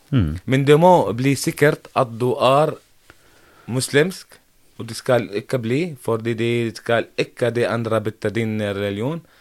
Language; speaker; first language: Norwegian; non-native, learner; Arabic